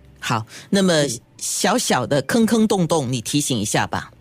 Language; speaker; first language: Chinese; native; Chinese